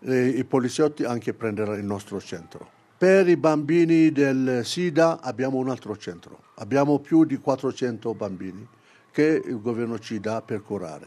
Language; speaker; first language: Italian; non-native, fluent; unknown